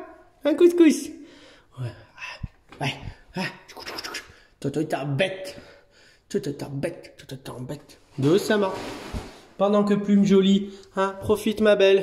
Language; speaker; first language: French; native; French